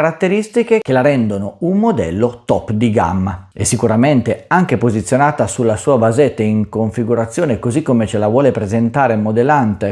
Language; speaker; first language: Italian; native; Italian